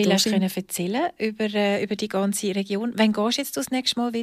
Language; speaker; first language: German; native; German